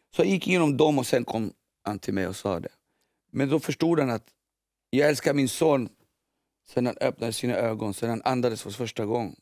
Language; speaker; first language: Swedish; early bilingual, other home language; Spanish